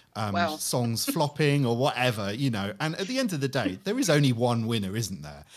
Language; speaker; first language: English; native; English